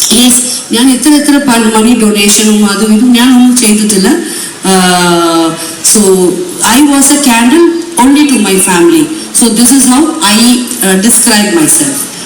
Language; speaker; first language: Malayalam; non-native, local second language; Tamil